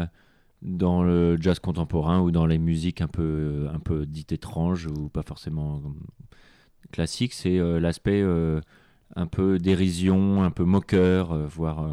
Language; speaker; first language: French; native; French